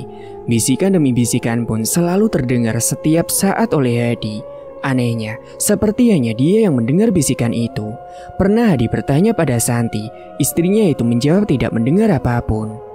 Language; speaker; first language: Indonesian; native; Indonesian